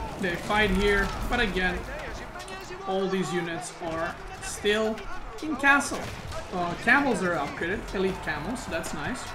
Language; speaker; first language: English; non-native, fluent; Serbian